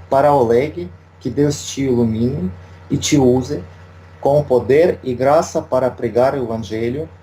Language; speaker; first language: Portuguese; non-native, learner; Russian